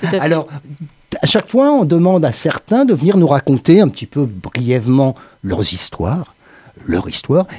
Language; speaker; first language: French; native; French